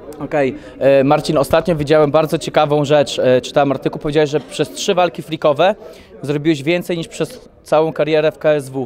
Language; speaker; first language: Polish; native; Polish